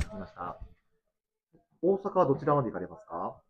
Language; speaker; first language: Japanese; native; Japanese